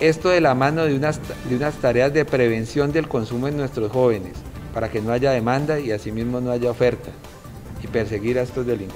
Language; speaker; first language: Spanish; native; Spanish